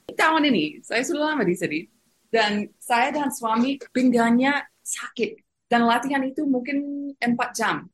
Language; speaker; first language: Indonesian; non-native, fluent; English